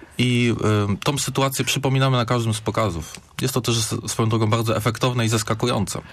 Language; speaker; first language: Polish; native; Polish